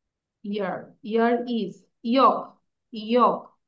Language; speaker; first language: English; non-native, learner; Bangla